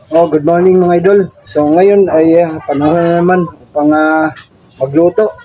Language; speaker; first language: Filipino; non-native, local second language; Cebuano